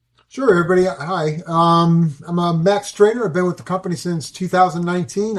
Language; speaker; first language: English; native; English